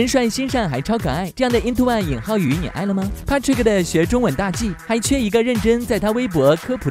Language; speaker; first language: Chinese; native; Chinese